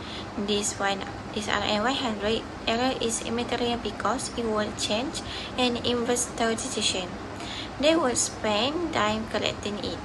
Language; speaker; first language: English; non-native, local second language; Malay